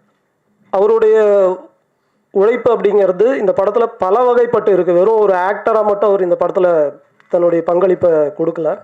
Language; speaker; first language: Tamil; native; Tamil